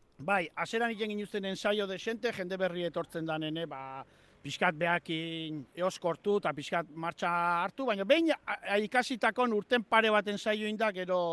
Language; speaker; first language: Basque; native; Basque